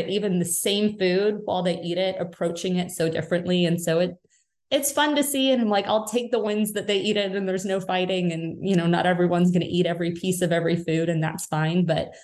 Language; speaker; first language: English; native; English